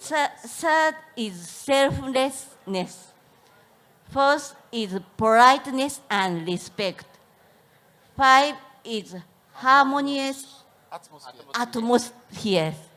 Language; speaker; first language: English; non-native, learner; Japanese